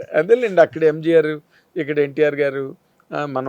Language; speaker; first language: Telugu; native; Telugu